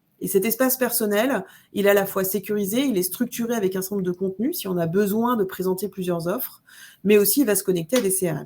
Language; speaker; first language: French; native; French